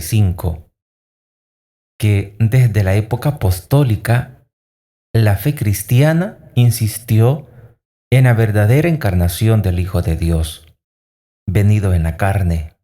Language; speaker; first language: Spanish; native; Spanish